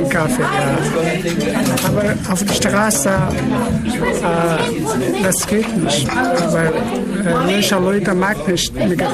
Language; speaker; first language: German; non-native, learner; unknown